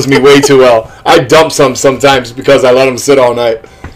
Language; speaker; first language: English; native; English